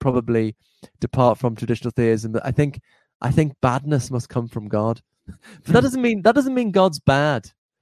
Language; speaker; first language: English; native; English